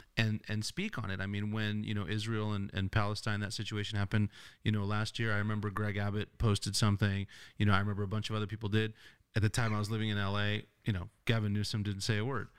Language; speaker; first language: English; native; English